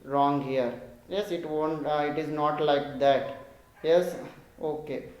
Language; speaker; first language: English; non-native, local second language; Kannada